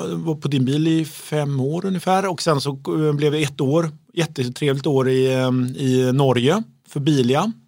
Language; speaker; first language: Swedish; native; Swedish